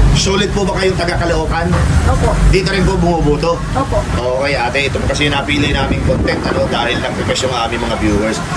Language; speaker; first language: Filipino; native; Filipino